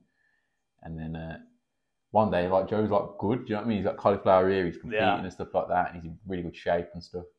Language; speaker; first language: English; native; English